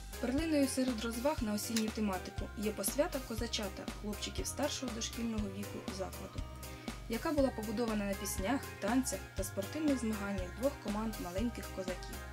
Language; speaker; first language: Ukrainian; native; Ukrainian